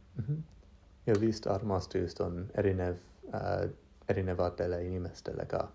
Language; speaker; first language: Estonian; non-native, learner; English